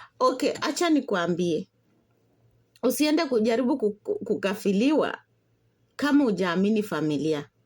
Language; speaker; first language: Swahili; non-native, local second language; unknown